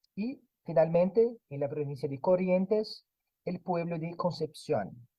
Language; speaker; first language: Spanish; non-native, fluent; Portuguese